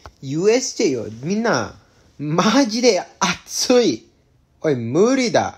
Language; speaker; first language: Japanese; non-native, learner; English